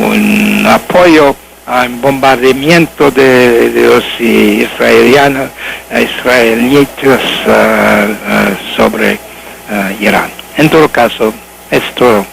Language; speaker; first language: Spanish; non-native, learner; English